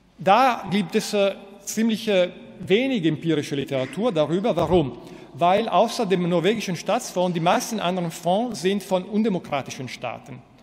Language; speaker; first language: German; non-native, fluent; Italian